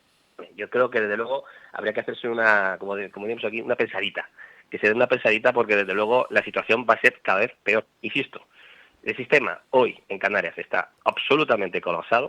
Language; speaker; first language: Spanish; native; Spanish